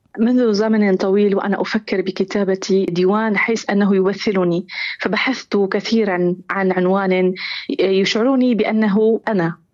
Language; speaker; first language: Arabic; native; Arabic